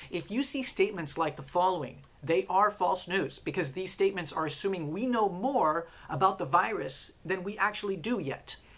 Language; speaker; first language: English; native; English